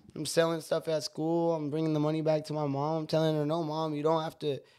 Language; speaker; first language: English; native; English